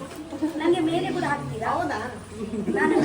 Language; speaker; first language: Kannada; non-native, local second language; Tulu